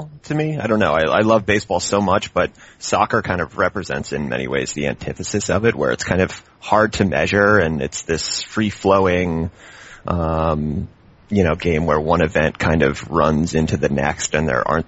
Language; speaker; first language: English; native; English